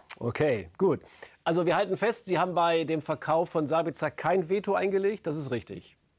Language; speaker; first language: German; native; German